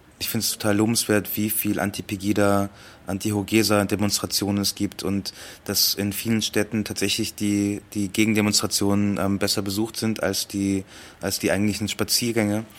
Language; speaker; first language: German; early bilingual, other home language; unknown